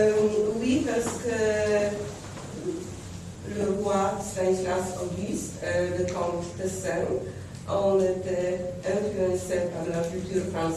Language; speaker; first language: French; non-native, fluent; Polish